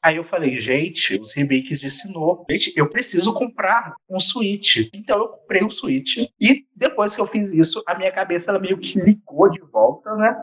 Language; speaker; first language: Portuguese; native; Portuguese